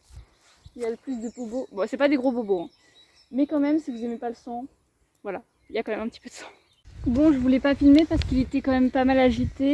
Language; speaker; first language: French; native; French